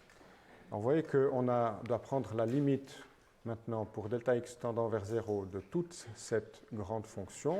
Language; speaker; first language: French; native; French